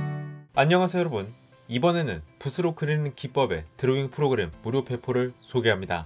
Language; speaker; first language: Korean; native; Korean